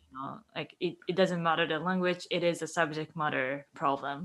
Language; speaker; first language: English; non-native, fluent; Japanese